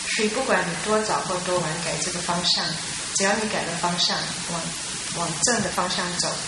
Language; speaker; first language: Chinese; early bilingual, heritage; Chinese